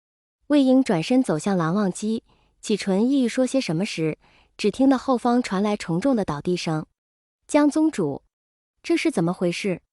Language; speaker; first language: Chinese; native; Chinese